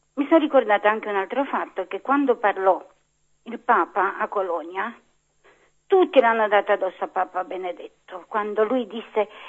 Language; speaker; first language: Italian; non-native, fluent; Romanian